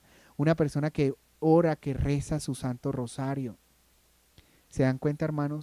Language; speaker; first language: Spanish; native; Spanish